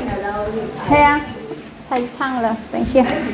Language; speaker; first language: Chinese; non-native, learner; Javanese